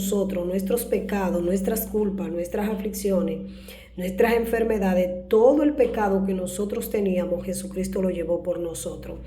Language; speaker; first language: Spanish; native; Spanish